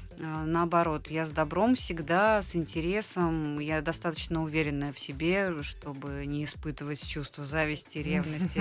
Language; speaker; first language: Russian; native; Russian